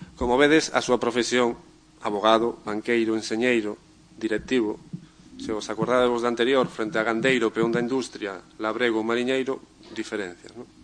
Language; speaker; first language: Galician; non-native, local second language; Spanish